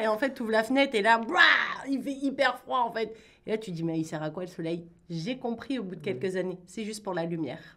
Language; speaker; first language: French; native; French